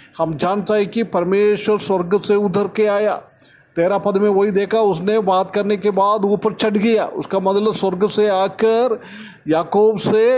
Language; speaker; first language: Hindi; non-native, local second language; Malayalam